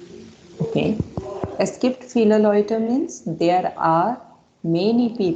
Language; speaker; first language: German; non-native, fluent; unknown